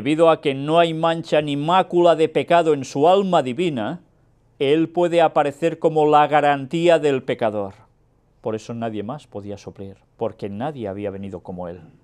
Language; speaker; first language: Spanish; native; Spanish